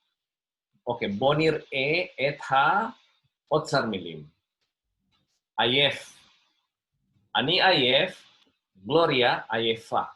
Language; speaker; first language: Hebrew; non-native, fluent; Indonesian